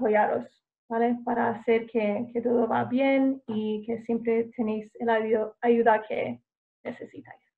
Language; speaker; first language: Spanish; non-native, fluent; English